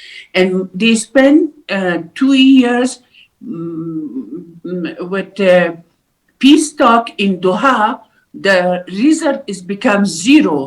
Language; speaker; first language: English; non-native, learner; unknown